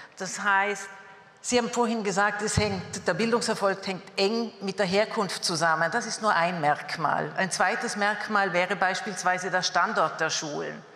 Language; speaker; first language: German; native; German